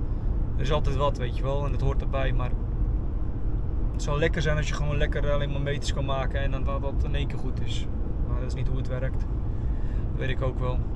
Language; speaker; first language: Dutch; native; Dutch